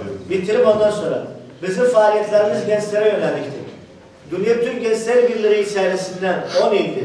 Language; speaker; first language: Turkish; native; Turkish